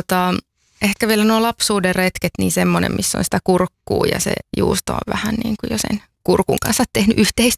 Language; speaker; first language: Finnish; native; Finnish